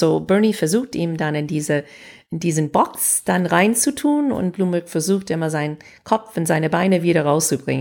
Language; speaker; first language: German; non-native, fluent; English